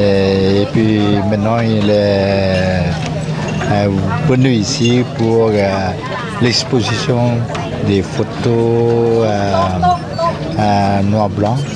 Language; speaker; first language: French; non-native, learner; Lao